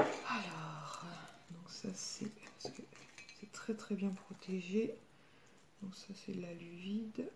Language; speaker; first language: French; native; French